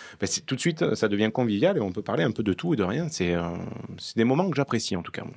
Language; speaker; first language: French; native; French